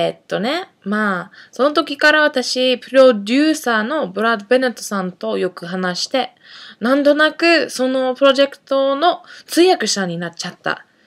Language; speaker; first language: Japanese; non-native, fluent; English